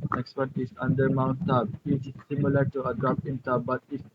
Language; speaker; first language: English; non-native, local second language; Filipino